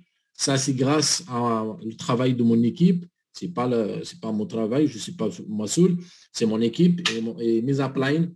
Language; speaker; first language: French; non-native, learner; Arabic